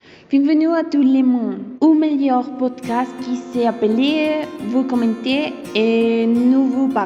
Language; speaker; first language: French; non-native, learner; Spanish